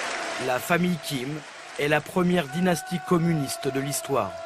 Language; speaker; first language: French; native; French